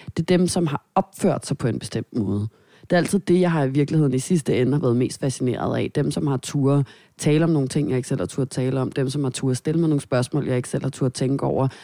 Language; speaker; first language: Danish; native; Danish